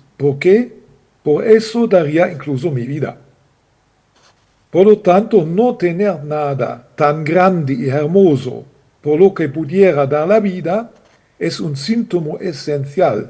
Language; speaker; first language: Spanish; non-native, fluent; German